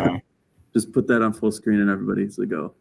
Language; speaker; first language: English; native; English